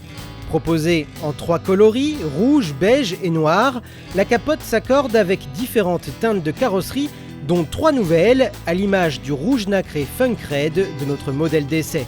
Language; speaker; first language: French; native; French